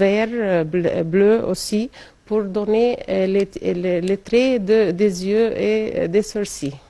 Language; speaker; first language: French; non-native, fluent; Arabic